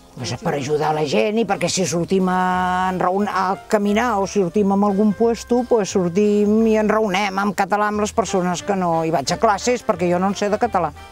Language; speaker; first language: Catalan; native; Catalan